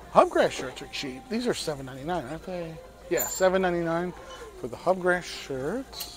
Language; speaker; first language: English; native; English